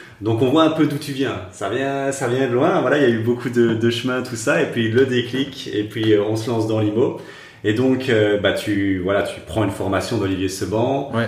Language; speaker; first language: French; native; French